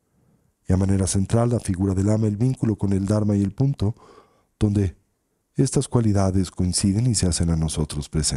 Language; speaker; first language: Spanish; native; Spanish